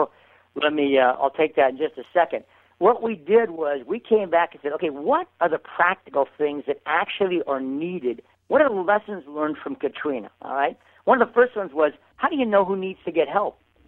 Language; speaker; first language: English; native; English